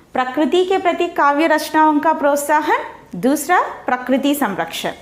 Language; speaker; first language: Hindi; non-native, local second language; Telugu